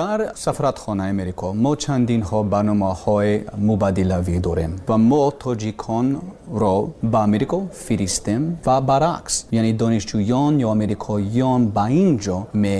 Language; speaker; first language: Persian; non-native, learner; English